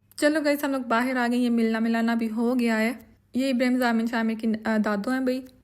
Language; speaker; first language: Urdu; non-native, local second language; Punjabi